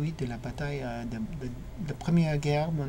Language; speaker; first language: French; non-native, fluent; English